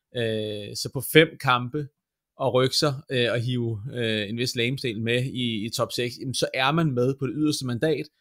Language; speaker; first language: Danish; native; Danish